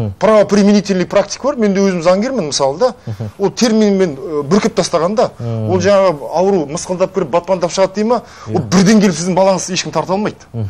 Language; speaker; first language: Kazakh; native; Kazakh